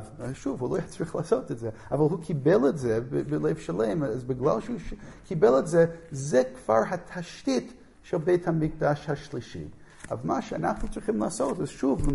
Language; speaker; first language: Hebrew; non-native, fluent; English